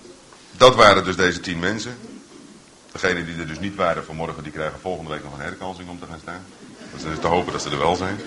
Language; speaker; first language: Dutch; native; Dutch